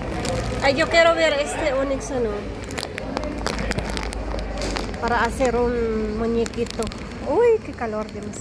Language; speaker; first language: Spanish; non-native, learner; Filipino